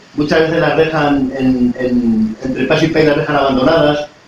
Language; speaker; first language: Spanish; native; Spanish